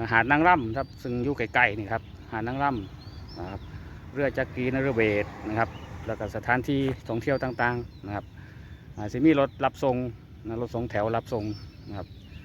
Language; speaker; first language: Thai; native; Thai